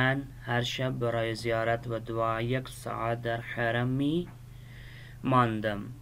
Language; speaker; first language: Persian; non-native, fluent; Urdu